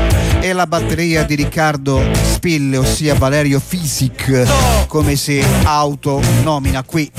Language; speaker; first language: Italian; native; Italian